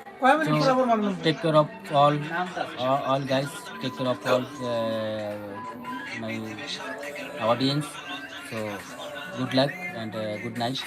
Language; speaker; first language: English; non-native, learner; Bangla